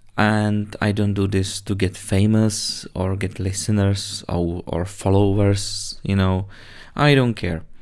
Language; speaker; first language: English; non-native, fluent; Czech